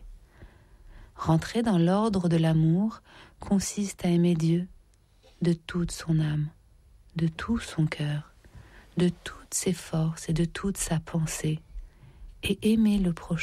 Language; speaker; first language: French; native; French